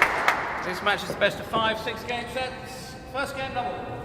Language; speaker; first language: English; native; English